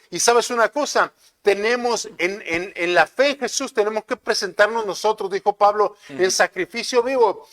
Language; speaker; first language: Spanish; native; Spanish